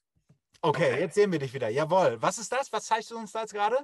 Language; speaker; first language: German; native; German